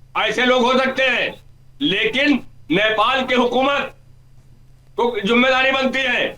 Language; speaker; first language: Hindi; native; Hindi